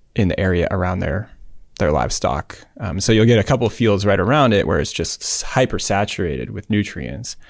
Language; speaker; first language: English; native; English